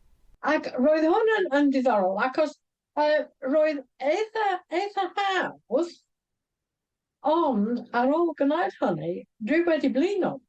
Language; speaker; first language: Welsh; non-native, fluent; English